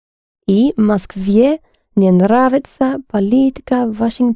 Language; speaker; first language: Russian; non-native, learner; English